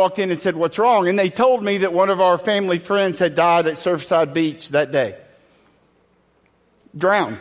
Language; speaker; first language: English; native; English